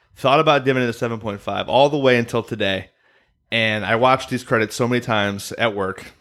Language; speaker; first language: English; native; English